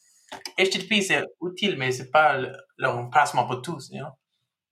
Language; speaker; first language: French; non-native, fluent; English